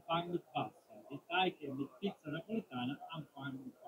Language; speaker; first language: German; non-native, learner; Italian